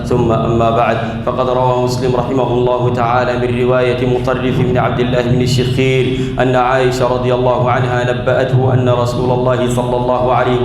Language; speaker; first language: Arabic; native; Arabic